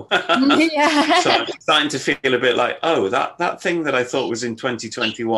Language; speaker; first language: English; native; English